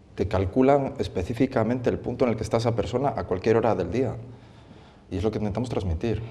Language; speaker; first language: Spanish; native; Spanish